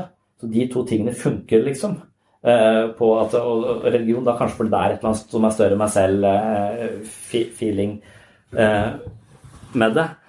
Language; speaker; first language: Norwegian; native; Norwegian